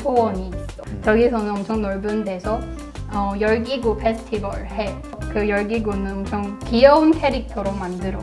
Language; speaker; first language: Korean; non-native, fluent; Chinese